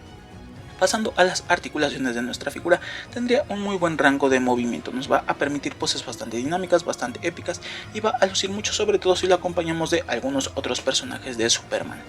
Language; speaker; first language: Spanish; native; Spanish